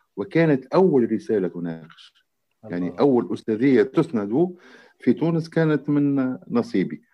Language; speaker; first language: Arabic; native; Arabic